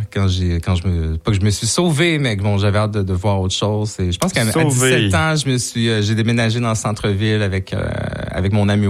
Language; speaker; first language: French; native; French